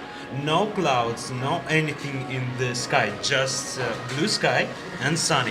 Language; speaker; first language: English; non-native, learner; Russian